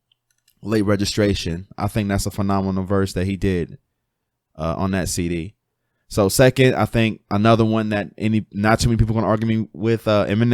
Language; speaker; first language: English; native; English